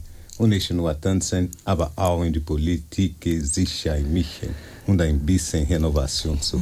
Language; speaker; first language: German; non-native, learner; Portuguese